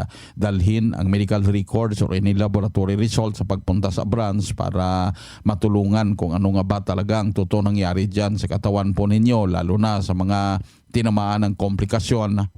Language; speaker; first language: Filipino; native; Filipino